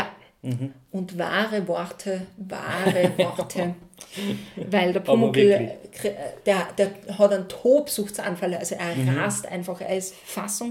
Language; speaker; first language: German; native; German